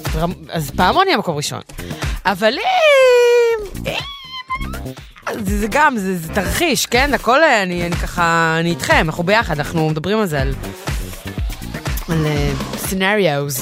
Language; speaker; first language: Hebrew; native; Hebrew